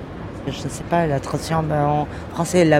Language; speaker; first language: French; non-native, learner; Portuguese